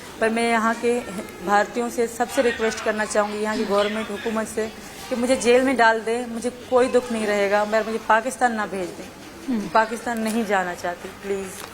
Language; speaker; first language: Urdu; non-native, local second language; Sindhi